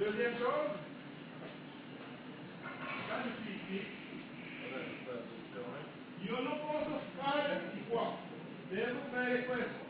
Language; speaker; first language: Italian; non-native, learner; Romanian